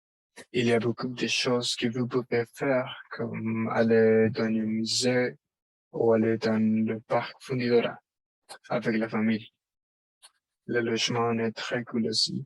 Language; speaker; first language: French; non-native, learner; Spanish